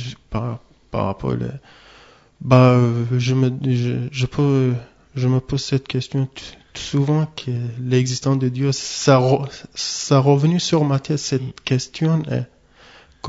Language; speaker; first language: French; non-native, learner; Arabic